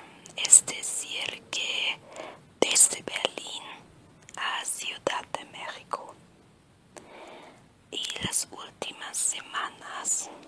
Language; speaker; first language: Spanish; non-native, learner; German